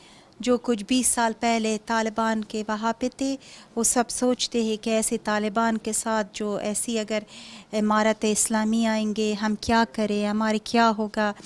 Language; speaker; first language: Hindi; non-native, fluent; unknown